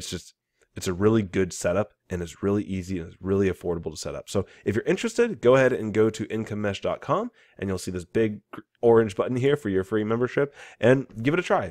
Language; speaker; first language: English; native; English